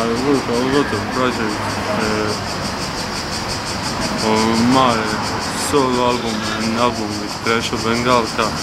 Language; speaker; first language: English; non-native, learner; Croatian